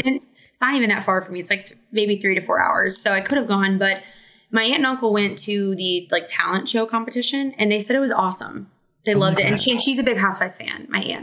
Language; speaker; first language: English; native; English